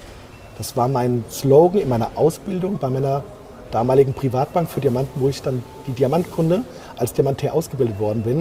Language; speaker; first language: German; native; German